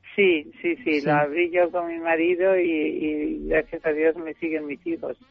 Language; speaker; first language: Spanish; non-native, fluent; German